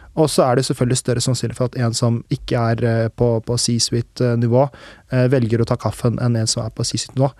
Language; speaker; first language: Norwegian; early bilingual, other home language; Urdu